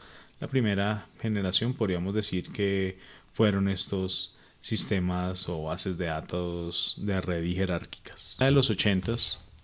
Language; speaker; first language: Spanish; native; Spanish